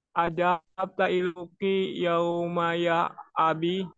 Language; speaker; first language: Indonesian; non-native, learner; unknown